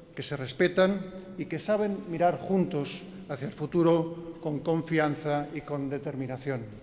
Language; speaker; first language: Spanish; native; Spanish